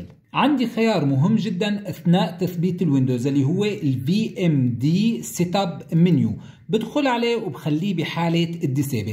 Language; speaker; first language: Arabic; native; Arabic